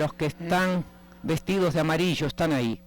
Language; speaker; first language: Spanish; native; Spanish